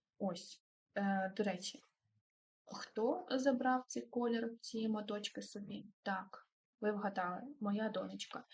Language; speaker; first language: Ukrainian; non-native, local second language; Russian